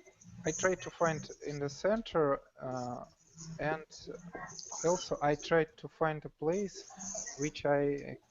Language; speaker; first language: English; non-native, learner; Russian